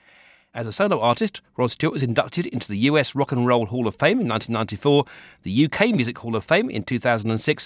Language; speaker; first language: English; native; English